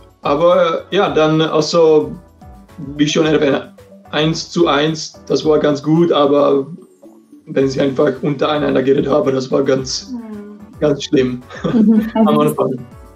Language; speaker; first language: German; non-native, fluent; Czech